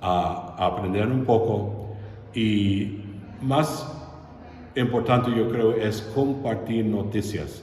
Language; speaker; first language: Spanish; non-native, fluent; English